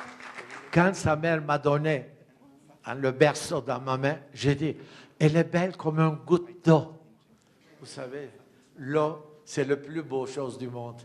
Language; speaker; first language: French; non-native, fluent; Turkish